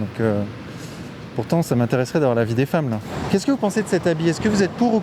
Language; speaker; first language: French; native; French